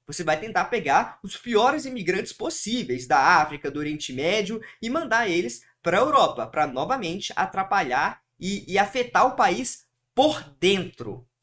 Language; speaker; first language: Portuguese; early bilingual, heritage; Portuguese